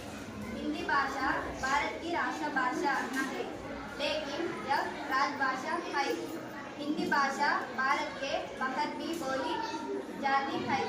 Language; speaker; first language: Hindi; non-native, local second language; Telugu